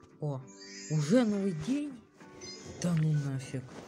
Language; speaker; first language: Russian; native; Russian